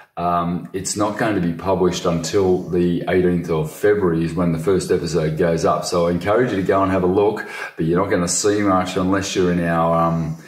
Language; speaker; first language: English; native; English